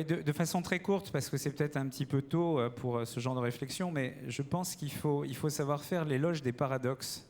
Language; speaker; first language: French; native; French